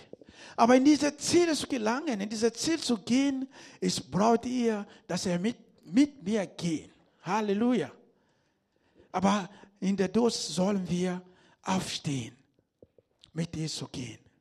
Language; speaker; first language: German; non-native, learner; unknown